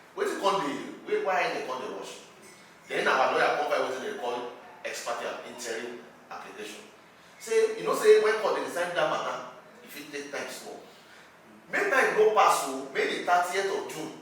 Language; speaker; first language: Nigerian Pidgin; non-native, local second language; Yoruba